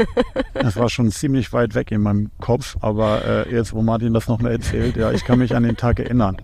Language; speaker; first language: German; native; German